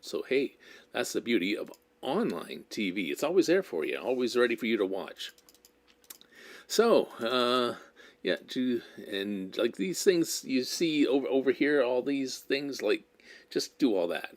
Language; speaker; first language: English; native; English